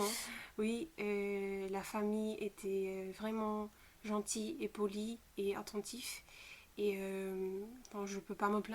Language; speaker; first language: French; non-native, fluent; Bulgarian